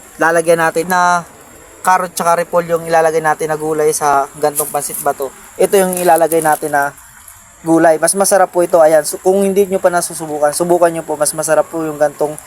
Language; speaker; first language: Filipino; non-native, local second language; Bikol